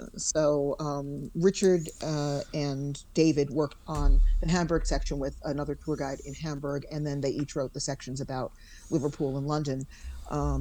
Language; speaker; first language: English; native; English